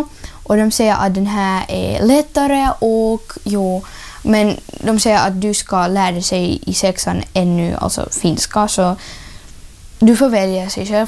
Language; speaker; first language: Swedish; non-native, learner; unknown